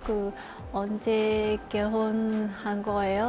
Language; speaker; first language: Korean; non-native, learner; Vietnamese